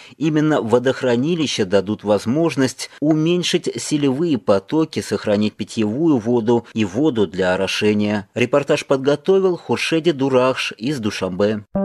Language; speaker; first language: Russian; non-native, local second language; Tajik